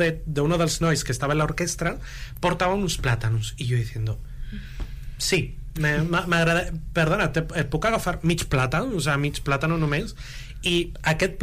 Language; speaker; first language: Catalan; non-native, local second language; Spanish